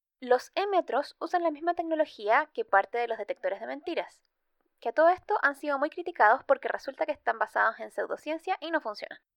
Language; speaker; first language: Spanish; native; Spanish